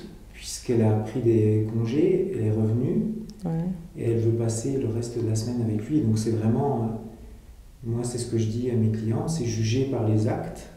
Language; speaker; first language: French; native; French